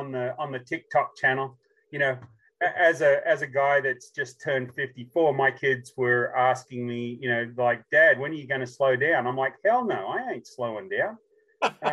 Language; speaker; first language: English; native; English